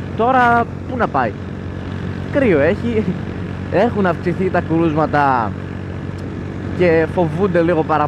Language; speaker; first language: Greek; native; Greek